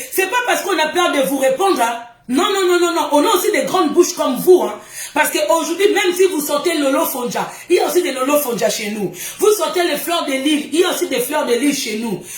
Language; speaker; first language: French; non-native, local second language; Lingala